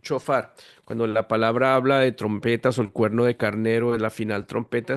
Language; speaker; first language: Spanish; native; Spanish